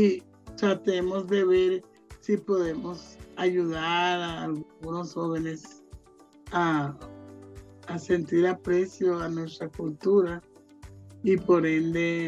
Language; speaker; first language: Spanish; non-native, local second language; Jamaican Creole English